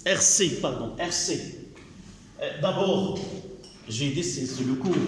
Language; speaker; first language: French; non-native, local second language; Arabic